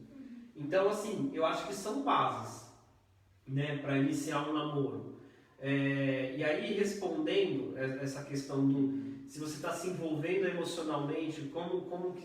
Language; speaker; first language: Portuguese; native; Portuguese